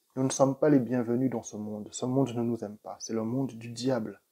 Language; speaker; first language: French; native; French